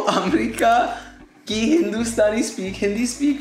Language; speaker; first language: Hindi; non-native, learner; English